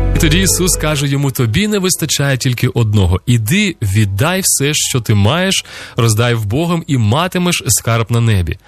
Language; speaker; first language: Ukrainian; native; Ukrainian